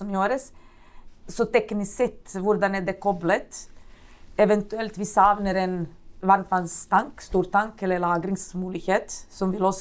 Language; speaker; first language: Norwegian; non-native, fluent; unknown